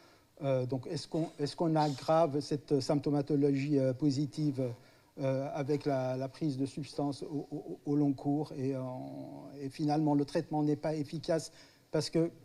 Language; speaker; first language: French; native; French